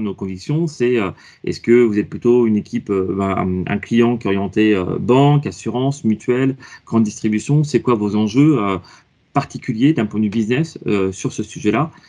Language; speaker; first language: French; native; French